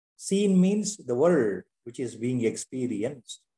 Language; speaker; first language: English; non-native, local second language; Kannada